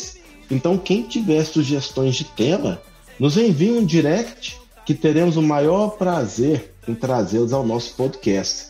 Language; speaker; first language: Portuguese; native; Portuguese